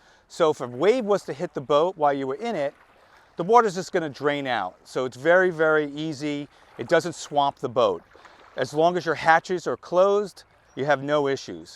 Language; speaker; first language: English; native; English